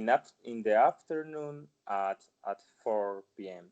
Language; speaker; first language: English; non-native, learner; Spanish